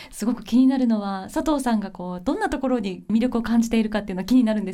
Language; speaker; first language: Japanese; native; Japanese